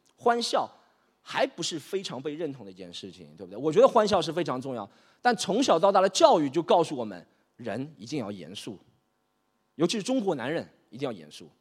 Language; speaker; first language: Chinese; native; Chinese